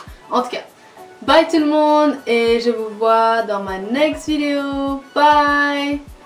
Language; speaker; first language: French; native; French